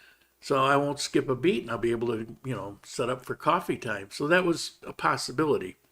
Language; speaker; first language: English; native; English